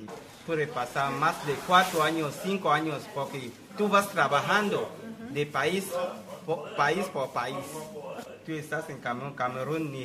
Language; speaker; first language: Spanish; non-native, learner; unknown